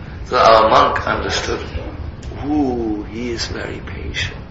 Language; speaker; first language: English; non-native, fluent; German